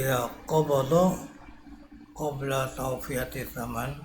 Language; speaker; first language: Arabic; non-native, fluent; Javanese